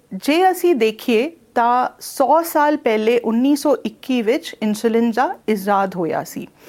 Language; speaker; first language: Punjabi; non-native, local second language; Hindi